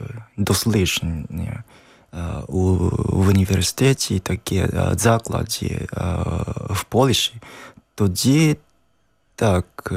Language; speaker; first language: Ukrainian; non-native, learner; Japanese